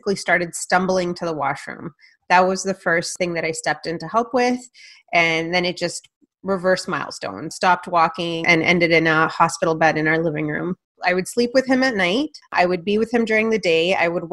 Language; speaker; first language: English; non-native, fluent; Punjabi